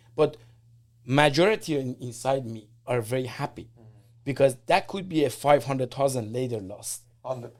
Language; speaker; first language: English; non-native, fluent; Persian